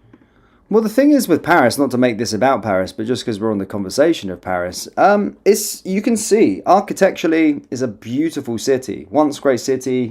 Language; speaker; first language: English; native; English